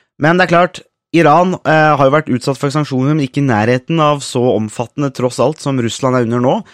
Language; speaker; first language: Norwegian; native; Norwegian